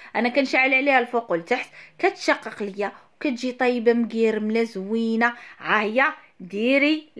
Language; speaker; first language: Arabic; native; Arabic